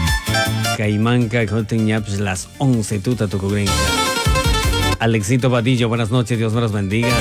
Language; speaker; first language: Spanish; non-native, local second language; Quechua